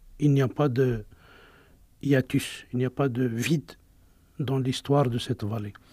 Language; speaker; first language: French; non-native, local second language; Arabic